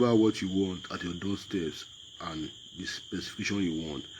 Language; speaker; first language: English; non-native, local second language; Yoruba